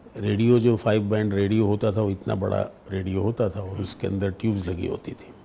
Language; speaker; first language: Hindi; native; Hindi